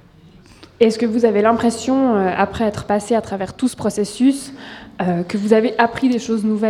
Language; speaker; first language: French; native; French